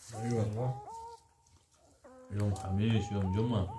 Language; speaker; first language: Arabic; non-native, learner; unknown